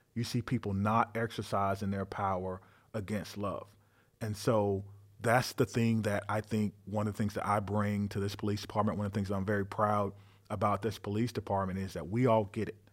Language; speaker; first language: English; native; English